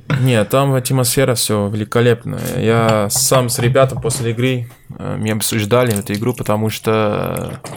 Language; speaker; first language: Russian; non-native, learner; Portuguese